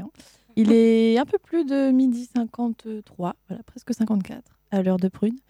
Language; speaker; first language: French; native; French